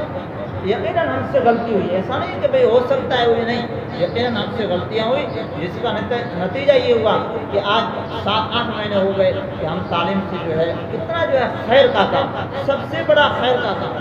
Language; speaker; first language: Urdu; native; Urdu